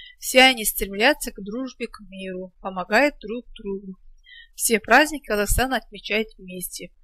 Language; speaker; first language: Russian; non-native, local second language; Kazakh